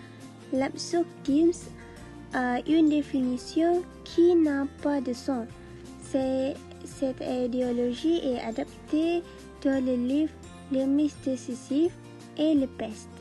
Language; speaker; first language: French; non-native, learner; Malay